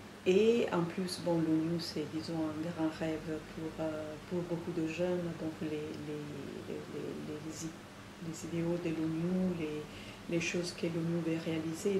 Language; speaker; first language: French; non-native, fluent; Italian